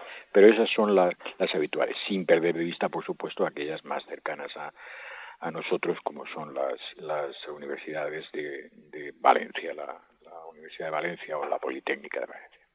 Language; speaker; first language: Spanish; native; Spanish